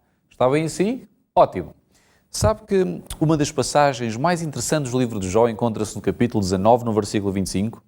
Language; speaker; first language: Portuguese; native; Portuguese